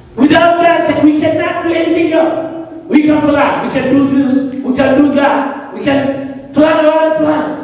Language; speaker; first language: English; non-native, learner; Amharic